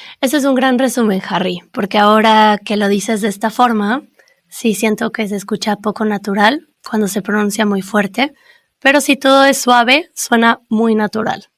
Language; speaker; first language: Spanish; native; Spanish